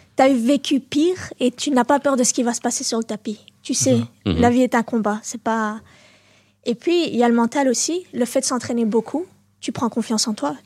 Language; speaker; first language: French; native; French